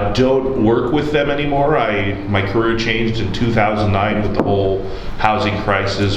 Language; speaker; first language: English; native; English